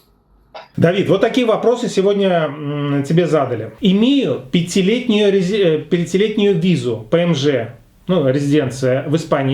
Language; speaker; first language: Russian; native; Russian